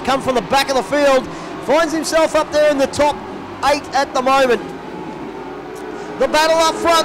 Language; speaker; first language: English; native; English